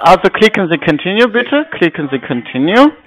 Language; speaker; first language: German; non-native, learner; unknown